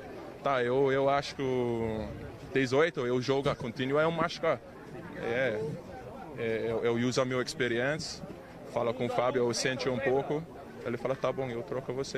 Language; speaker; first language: Portuguese; non-native, learner; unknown